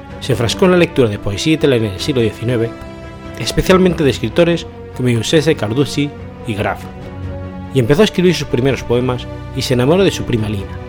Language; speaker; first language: Spanish; native; Spanish